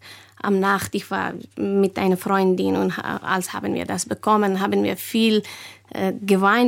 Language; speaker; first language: German; non-native, fluent; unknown